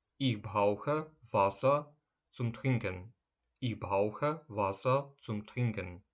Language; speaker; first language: German; non-native, fluent; Ukrainian